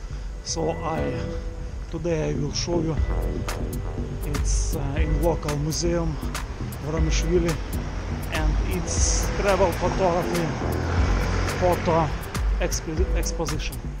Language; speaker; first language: English; non-native, learner; Ukrainian